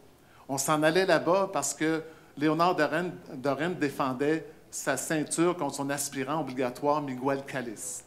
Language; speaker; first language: French; native; French